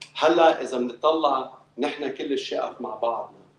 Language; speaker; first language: Arabic; early bilingual, other home language; English